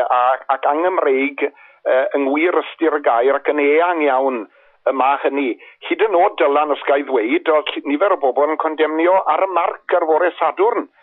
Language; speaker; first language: Welsh; native; Welsh